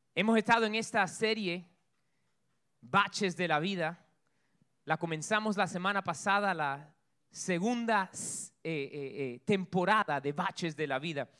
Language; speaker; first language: Spanish; early bilingual, heritage; Spanish